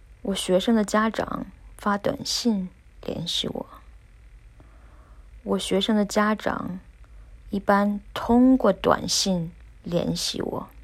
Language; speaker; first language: Chinese; non-native, learner; English